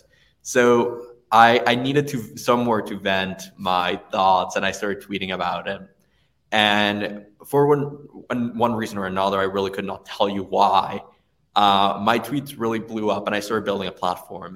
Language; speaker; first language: English; non-native, fluent; Spanish